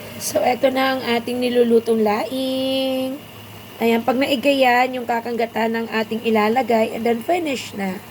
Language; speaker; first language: Filipino; non-native, local second language; Bikol